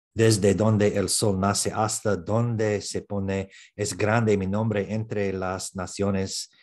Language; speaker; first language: Spanish; non-native, learner; English